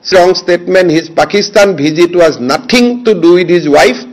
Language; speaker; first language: English; non-native, local second language; Assamese